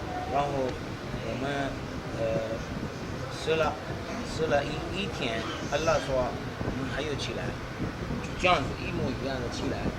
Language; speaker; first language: Chinese; non-native, learner; Punjabi